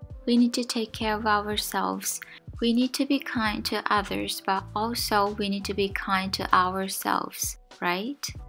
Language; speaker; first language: English; non-native, fluent; Japanese